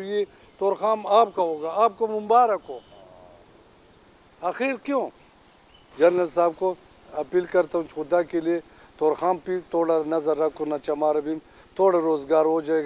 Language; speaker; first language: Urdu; non-native, local second language; Pashto